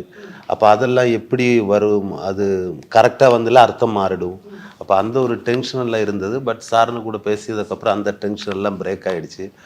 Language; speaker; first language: Tamil; non-native, learner; Malayalam